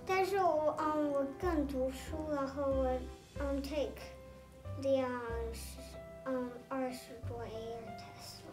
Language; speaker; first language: Chinese; early bilingual, heritage; Chinese